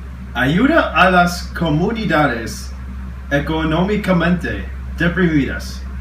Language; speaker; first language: Spanish; non-native, learner; English